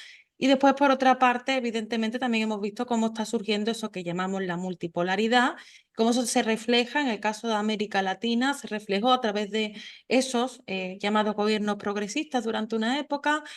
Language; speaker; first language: Spanish; native; Spanish